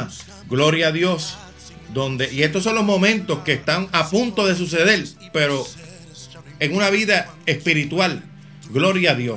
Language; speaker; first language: Spanish; native; Spanish